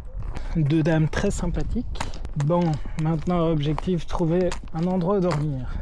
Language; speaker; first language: French; native; French